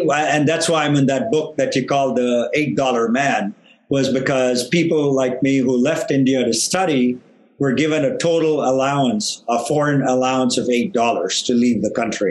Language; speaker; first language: English; non-native, local second language; Tamil